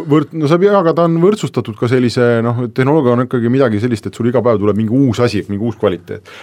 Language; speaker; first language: Estonian; native; Estonian